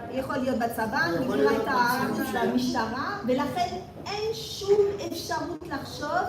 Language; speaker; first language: Hebrew; non-native, fluent; French